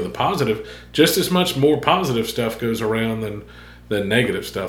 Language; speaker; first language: English; native; English